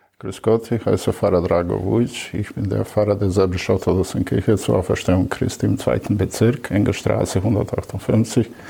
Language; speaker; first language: German; non-native, fluent; Serbian